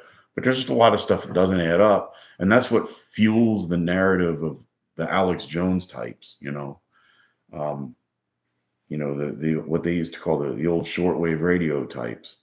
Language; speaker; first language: English; native; English